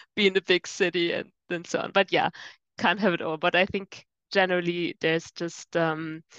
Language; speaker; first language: English; non-native, fluent; German